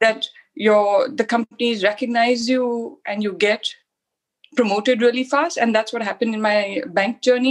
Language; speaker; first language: English; non-native, local second language; Hindi